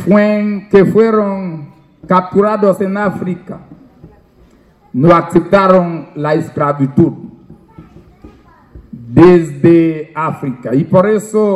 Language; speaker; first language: Spanish; non-native, fluent; Haitian Creole